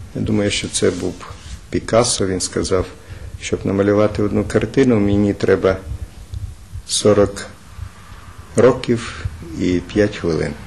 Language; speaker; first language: Ukrainian; native; Ukrainian